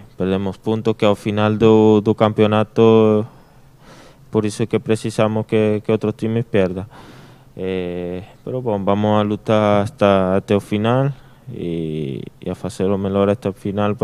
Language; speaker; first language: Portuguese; non-native, learner; Spanish